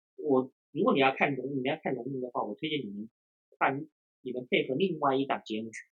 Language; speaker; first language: Chinese; non-native, local second language; Cantonese